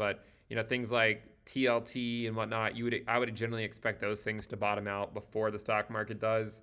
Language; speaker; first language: English; native; English